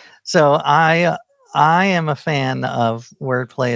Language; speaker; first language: English; native; English